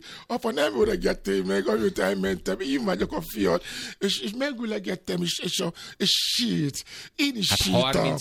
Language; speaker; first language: Hungarian; non-native, learner; Albanian